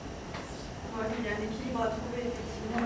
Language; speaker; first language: French; native; French